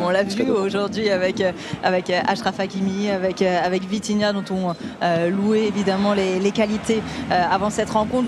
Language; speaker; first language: French; native; French